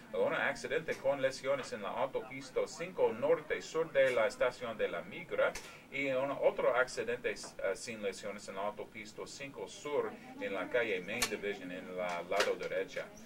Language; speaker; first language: Spanish; non-native, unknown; English